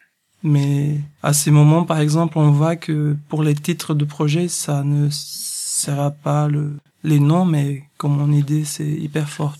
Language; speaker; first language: French; non-native, fluent; Portuguese